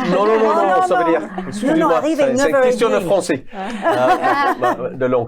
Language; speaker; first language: French; non-native, fluent; English